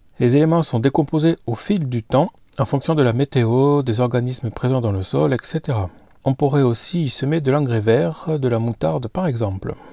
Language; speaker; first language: French; native; French